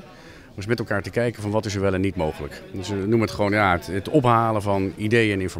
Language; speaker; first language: Dutch; native; Dutch